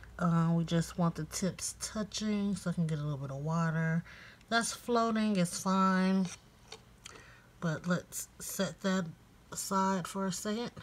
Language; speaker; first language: English; native; English